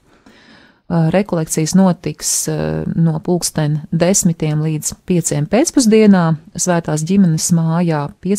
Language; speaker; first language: Latvian; native; Latvian